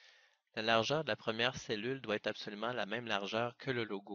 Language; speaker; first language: French; native; French